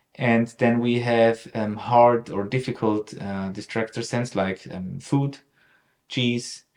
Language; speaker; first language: English; non-native, fluent; German